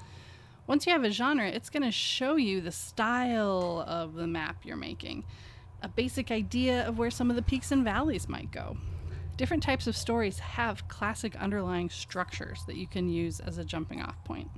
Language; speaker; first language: English; native; English